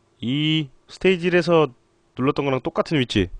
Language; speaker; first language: Korean; native; Korean